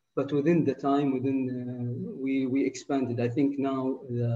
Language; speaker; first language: English; non-native, fluent; Arabic